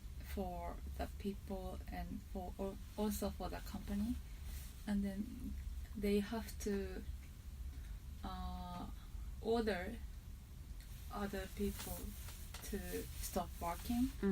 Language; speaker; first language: English; non-native, fluent; Japanese